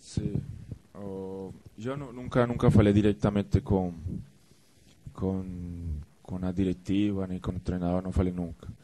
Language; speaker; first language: Portuguese; non-native, fluent; Spanish